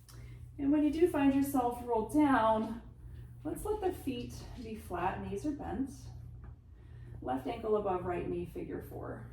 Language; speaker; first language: English; native; English